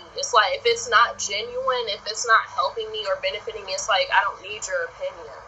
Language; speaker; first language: English; native; English